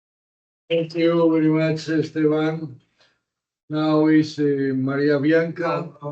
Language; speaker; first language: English; non-native, learner; Spanish